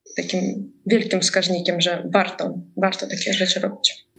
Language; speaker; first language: Polish; non-native, fluent; Russian